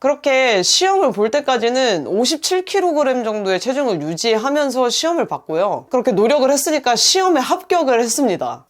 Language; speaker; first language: Korean; native; Korean